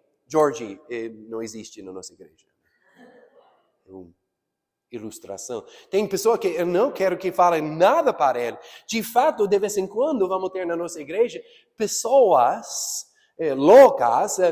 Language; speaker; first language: Portuguese; non-native, fluent; English